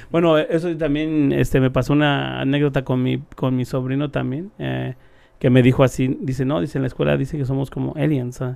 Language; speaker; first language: Spanish; native; Spanish